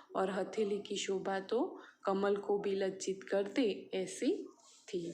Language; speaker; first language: Hindi; non-native, local second language; Gujarati